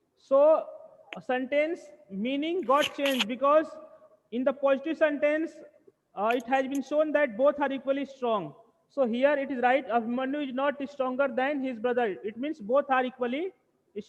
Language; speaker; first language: English; non-native, local second language; Hindi